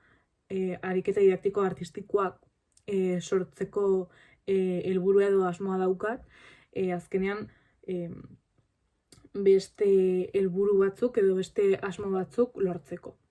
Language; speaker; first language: Basque; non-native, local second language; Spanish